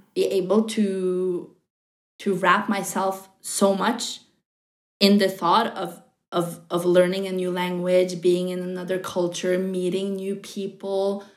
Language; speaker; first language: English; non-native, fluent; Norwegian